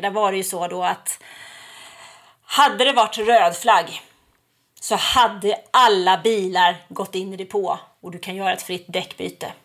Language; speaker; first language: Swedish; native; Swedish